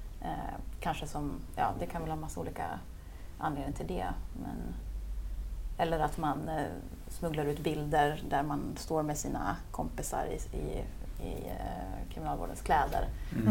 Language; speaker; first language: Swedish; native; Swedish